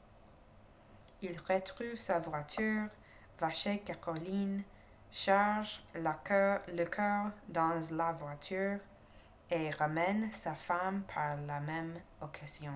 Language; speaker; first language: French; non-native, learner; English